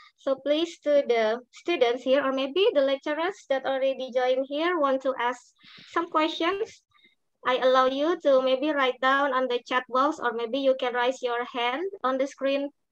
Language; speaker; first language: English; non-native, fluent; Indonesian